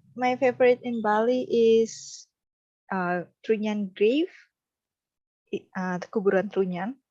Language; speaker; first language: English; non-native, learner; Indonesian